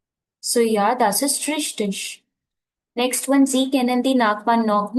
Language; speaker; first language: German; non-native, fluent; Hindi